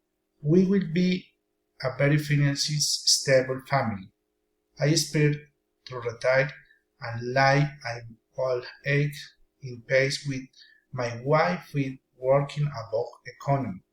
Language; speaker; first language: English; non-native, learner; Spanish